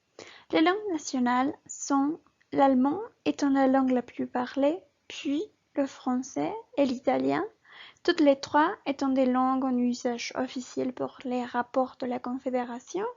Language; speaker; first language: French; non-native, learner; Spanish